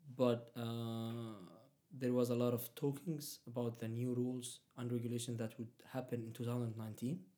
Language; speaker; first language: English; non-native, fluent; Arabic